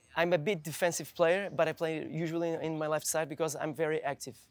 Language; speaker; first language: English; non-native, fluent; Portuguese